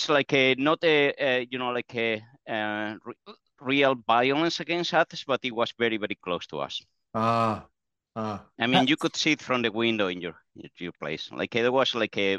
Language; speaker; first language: English; non-native, fluent; Spanish